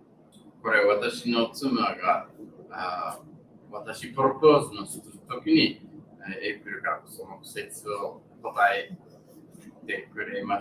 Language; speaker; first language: Japanese; non-native, learner; English